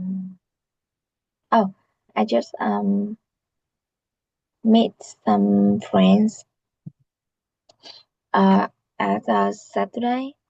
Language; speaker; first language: English; non-native, learner; Vietnamese